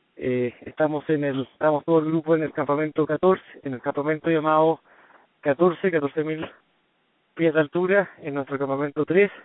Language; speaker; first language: Spanish; native; Spanish